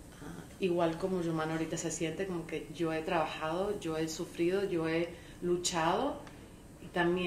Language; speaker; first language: Spanish; early bilingual, heritage; Spanish